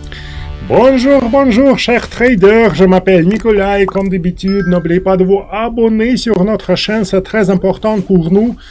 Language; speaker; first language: French; non-native, fluent; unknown